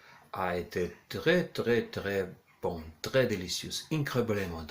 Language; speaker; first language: French; non-native, learner; Ukrainian